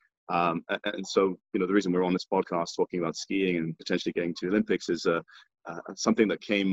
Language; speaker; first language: English; native; English